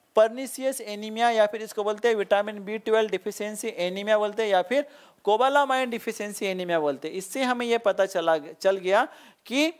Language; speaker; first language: Hindi; non-native, local second language; Marathi